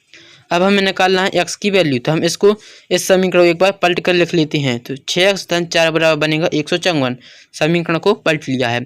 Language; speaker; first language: Hindi; native; Hindi